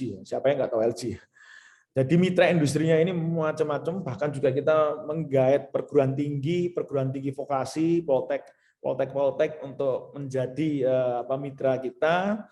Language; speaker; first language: Indonesian; native; Indonesian